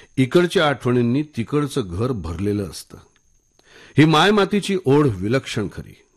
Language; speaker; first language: Marathi; native; Marathi